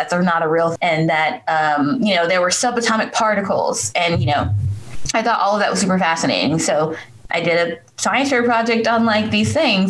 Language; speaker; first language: English; native; English